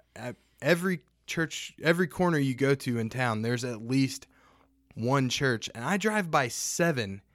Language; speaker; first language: English; native; English